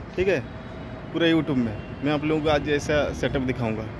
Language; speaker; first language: Hindi; non-native, local second language; Odia